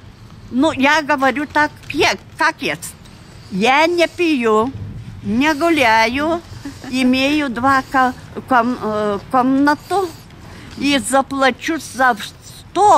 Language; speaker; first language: Russian; non-native, learner; Lithuanian